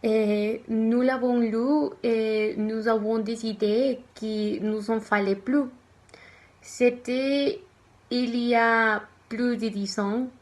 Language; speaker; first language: French; non-native, learner; Spanish